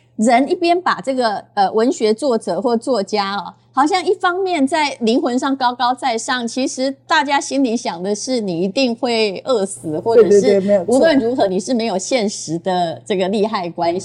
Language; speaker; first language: Chinese; native; Chinese